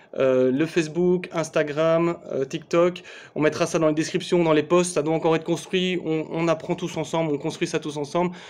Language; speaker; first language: French; native; French